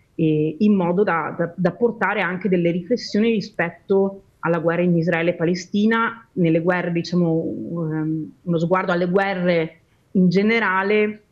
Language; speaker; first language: Italian; native; Italian